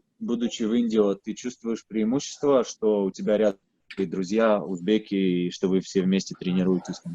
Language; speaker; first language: Russian; native; Russian